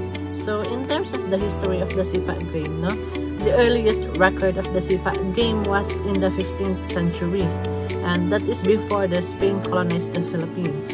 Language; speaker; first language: English; non-native, local second language; Cebuano